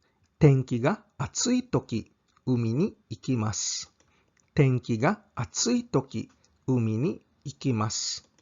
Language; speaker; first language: Japanese; non-native, fluent; English